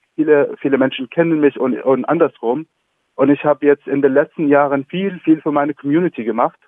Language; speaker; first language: German; non-native, fluent; Arabic